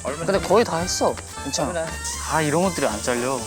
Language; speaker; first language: Korean; native; Korean